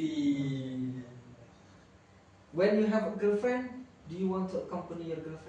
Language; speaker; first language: English; non-native, learner; Indonesian